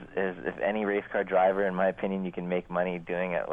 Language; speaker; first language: English; native; English